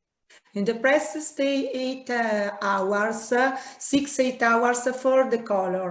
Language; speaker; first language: English; non-native, learner; Italian